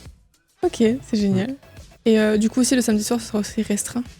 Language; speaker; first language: French; native; French